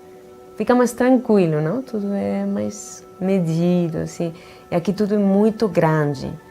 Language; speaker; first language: Portuguese; non-native, fluent; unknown